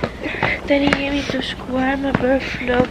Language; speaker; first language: Albanian; early bilingual, heritage; Albanian